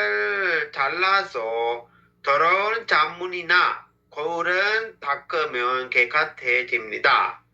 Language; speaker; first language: Korean; non-native, fluent; Sinhala